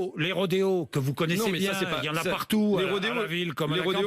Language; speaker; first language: French; native; French